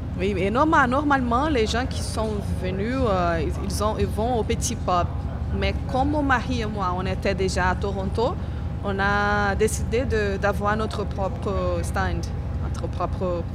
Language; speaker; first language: French; non-native, fluent; Portuguese